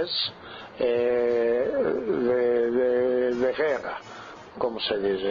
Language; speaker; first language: Spanish; non-native, fluent; Greek